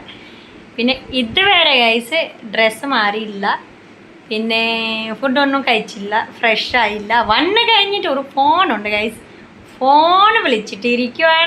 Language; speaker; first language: Malayalam; non-native, fluent; Hindi